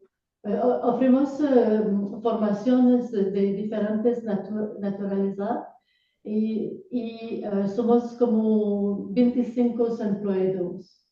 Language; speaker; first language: Spanish; non-native, learner; French